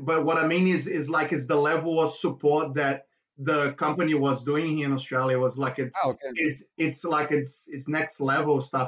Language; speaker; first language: English; non-native, fluent; Portuguese